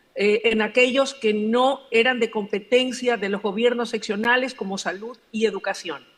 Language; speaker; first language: Spanish; native; Spanish